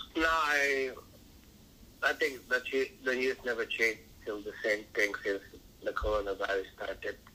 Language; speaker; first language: English; non-native, local second language; Filipino